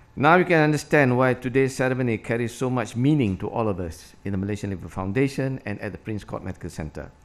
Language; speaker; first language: English; non-native, local second language; Malay